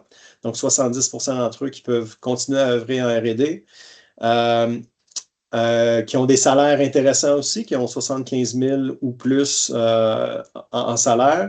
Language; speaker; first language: French; native; French